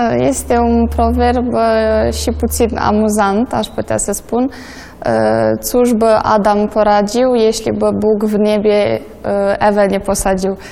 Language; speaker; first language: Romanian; non-native, local second language; Polish